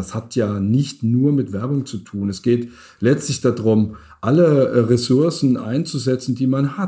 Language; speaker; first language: German; native; German